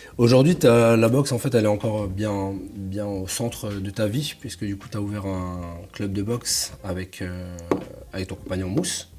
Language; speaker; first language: French; native; French